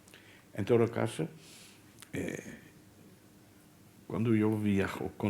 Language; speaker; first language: Spanish; non-native, fluent; Dutch